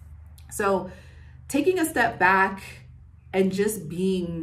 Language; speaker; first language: English; native; English